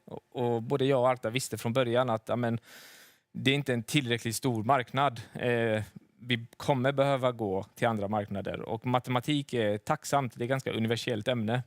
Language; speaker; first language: Swedish; native; Swedish